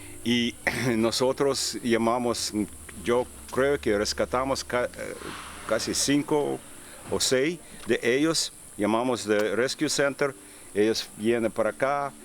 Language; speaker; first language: Spanish; non-native, learner; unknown